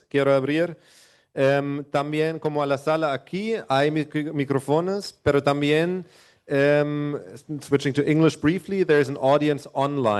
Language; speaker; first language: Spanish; non-native, fluent; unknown